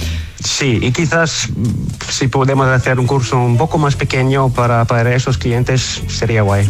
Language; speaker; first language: Spanish; non-native, learner; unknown